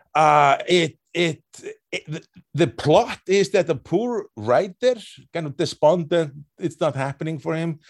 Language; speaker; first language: English; non-native, fluent; Icelandic